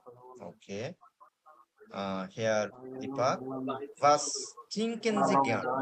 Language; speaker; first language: German; non-native, fluent; Bangla